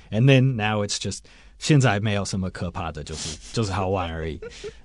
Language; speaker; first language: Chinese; non-native, fluent; English